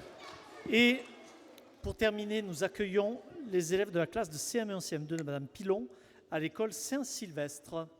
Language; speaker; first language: French; native; French